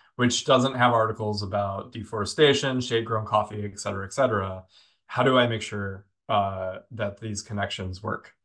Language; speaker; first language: English; native; English